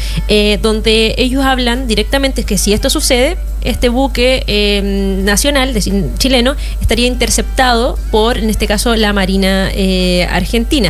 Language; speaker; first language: Spanish; native; Spanish